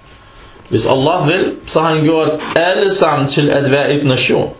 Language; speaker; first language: Danish; early bilingual, other home language; Arabic